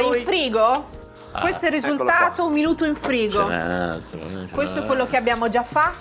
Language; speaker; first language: Italian; native; Italian